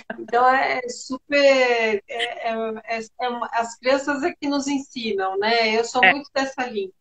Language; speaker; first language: Portuguese; native; Portuguese